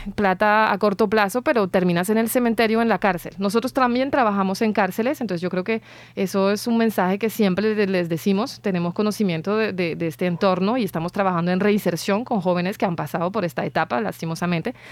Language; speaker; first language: Spanish; non-native, fluent; French